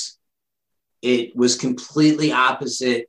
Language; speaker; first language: English; native; English